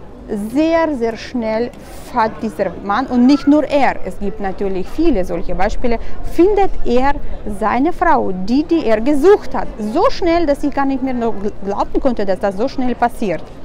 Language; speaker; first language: German; non-native, fluent; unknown